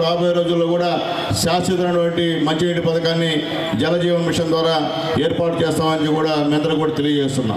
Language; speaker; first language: Telugu; native; Telugu